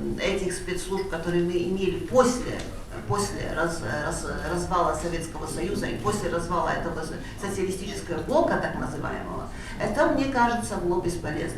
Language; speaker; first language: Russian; non-native, fluent; Polish